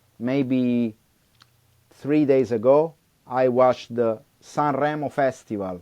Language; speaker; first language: English; non-native, learner; Italian